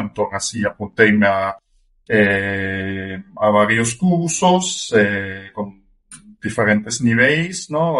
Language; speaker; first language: Galician; non-native, fluent; German